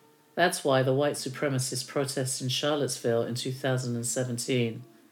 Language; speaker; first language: English; native; English